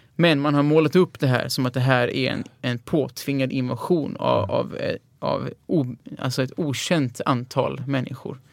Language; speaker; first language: Swedish; native; Swedish